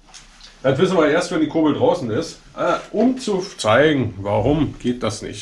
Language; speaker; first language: German; native; German